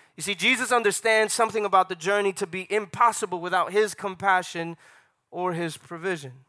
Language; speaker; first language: English; native; English